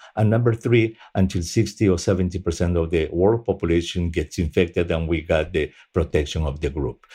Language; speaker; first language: English; non-native, fluent; Spanish